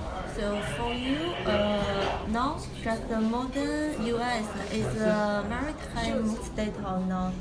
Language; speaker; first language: English; non-native, learner; Chinese